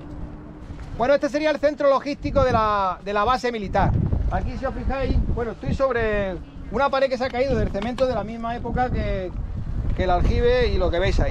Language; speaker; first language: Spanish; native; Spanish